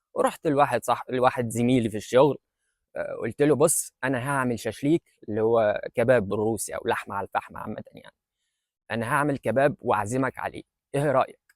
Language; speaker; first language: Egyptian Arabic; non-native, fluent; Russian